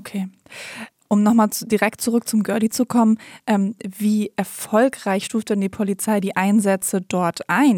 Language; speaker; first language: German; native; German